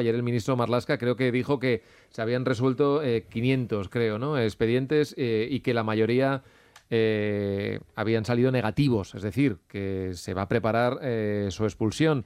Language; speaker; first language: Spanish; native; Spanish